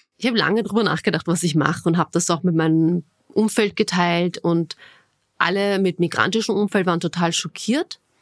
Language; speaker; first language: German; early bilingual, other home language; Bosnian